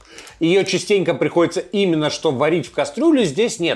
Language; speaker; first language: Russian; native; Russian